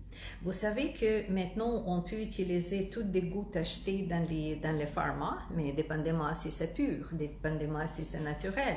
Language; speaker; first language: French; non-native, fluent; Russian